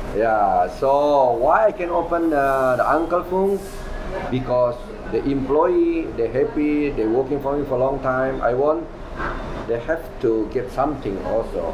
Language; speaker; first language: English; non-native, learner; Indonesian